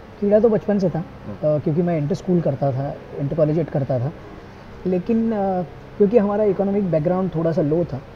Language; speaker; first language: Hindi; non-native, local second language; Gujarati